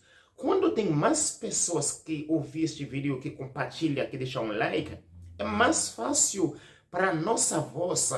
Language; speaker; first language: Portuguese; non-native, learner; Haitian Creole